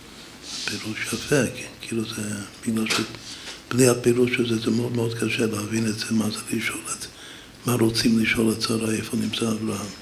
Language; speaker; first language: Hebrew; non-native, fluent; English